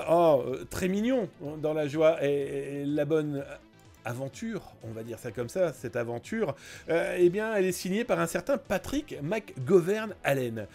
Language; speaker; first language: French; native; French